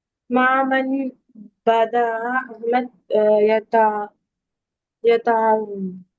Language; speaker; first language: Arabic; non-native, learner; Urdu